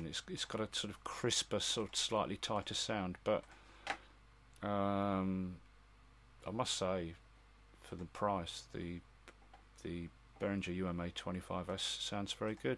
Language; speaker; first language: English; native; English